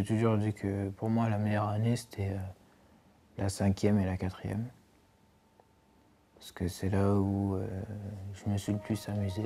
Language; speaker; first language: French; native; French